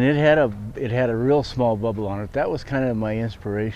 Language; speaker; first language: English; native; English